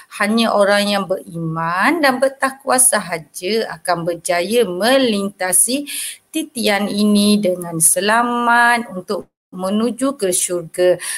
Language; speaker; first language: Malay; native; Malay